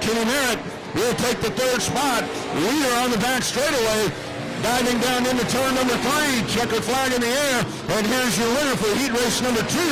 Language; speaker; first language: English; native; English